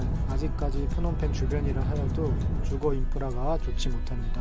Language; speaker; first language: Korean; native; Korean